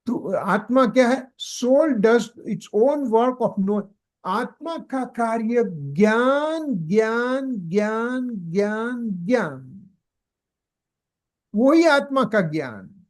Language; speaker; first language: Hindi; non-native, local second language; Gujarati